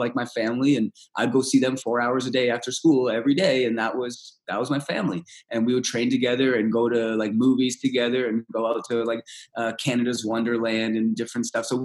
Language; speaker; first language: English; early bilingual, other home language; Russian